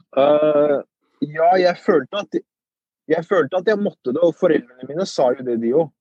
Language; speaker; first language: Norwegian; early bilingual, other home language; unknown